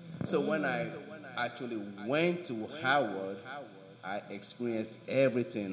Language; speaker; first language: English; non-native, local second language; Yoruba